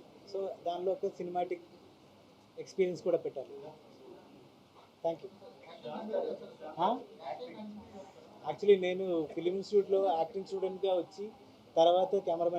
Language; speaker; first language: Telugu; non-native, fluent; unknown